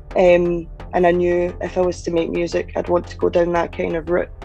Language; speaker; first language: English; native; English